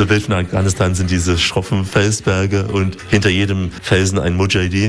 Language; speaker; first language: German; native; German